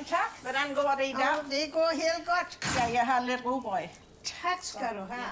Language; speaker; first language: Danish; early bilingual, heritage; English